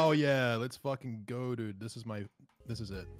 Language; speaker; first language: English; native; English